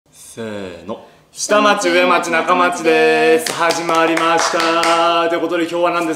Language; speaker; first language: Japanese; native; Japanese